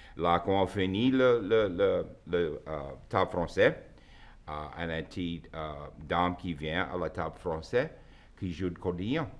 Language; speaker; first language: French; native; French